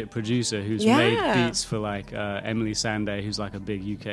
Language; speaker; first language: English; native; English